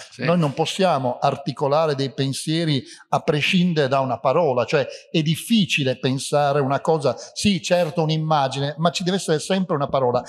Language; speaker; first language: Italian; native; Italian